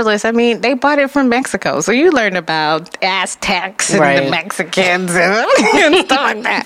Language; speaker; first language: English; early bilingual, other home language; Jamaican Creole English